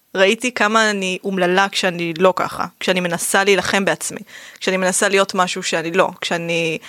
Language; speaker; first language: Hebrew; native; Hebrew